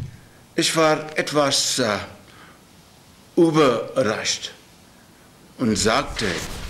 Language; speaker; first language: German; non-native, learner; Urdu